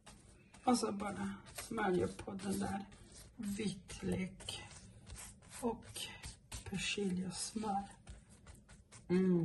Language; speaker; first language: Swedish; non-native, learner; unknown